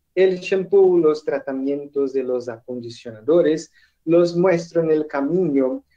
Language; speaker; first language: Spanish; non-native, learner; Portuguese